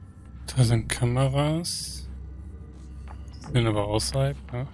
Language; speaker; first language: German; native; German